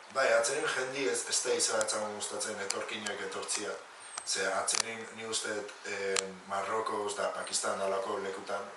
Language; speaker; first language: Basque; early bilingual, other home language; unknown